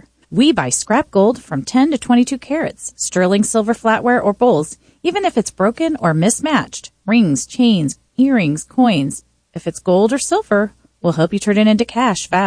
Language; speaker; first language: English; native; English